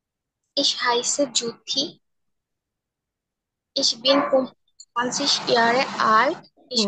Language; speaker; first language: German; non-native, learner; Bangla